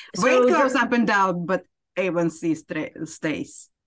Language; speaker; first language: English; non-native, fluent; Ukrainian